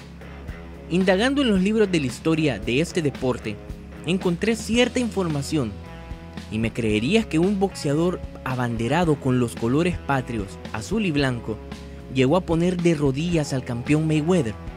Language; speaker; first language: Spanish; native; Spanish